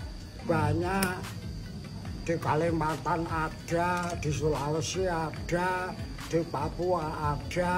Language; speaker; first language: Indonesian; non-native, local second language; Javanese